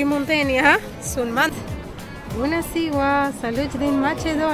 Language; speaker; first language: Romanian; non-native, learner; Spanish